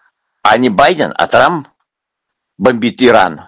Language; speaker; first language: Russian; non-native, local second language; Lithuanian